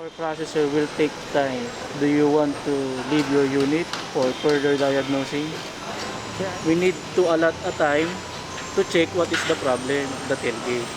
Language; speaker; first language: English; non-native, local second language; Filipino